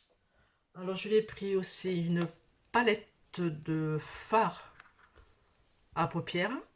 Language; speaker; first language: French; native; French